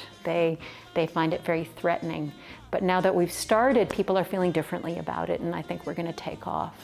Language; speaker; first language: English; native; English